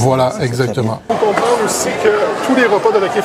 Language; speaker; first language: French; native; French